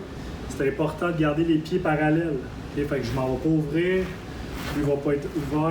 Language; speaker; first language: French; native; French